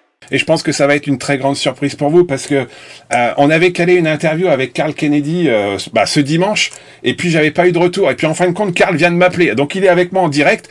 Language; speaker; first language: French; native; French